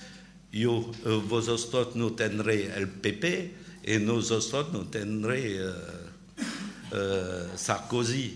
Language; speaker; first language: Spanish; non-native, learner; French